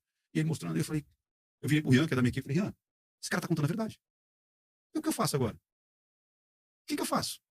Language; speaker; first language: Portuguese; native; Portuguese